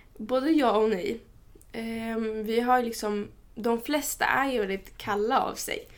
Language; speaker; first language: Swedish; early bilingual, other home language; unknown